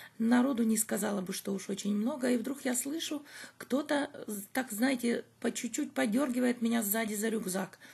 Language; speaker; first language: Russian; native; Russian